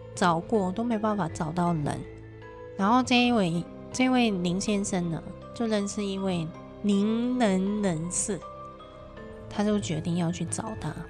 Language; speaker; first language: Chinese; non-native, fluent; Cantonese